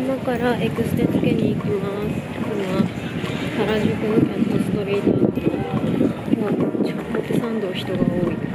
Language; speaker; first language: Japanese; native; Japanese